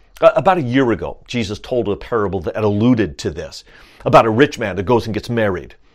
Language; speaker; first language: English; native; English